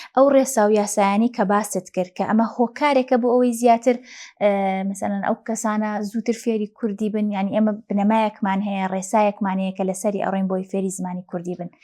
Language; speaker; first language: Central Kurdish; native; Central Kurdish